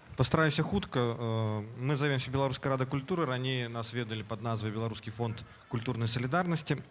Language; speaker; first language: Belarusian; non-native, local second language; Russian